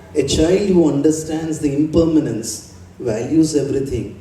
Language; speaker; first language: English; non-native, local second language; Telugu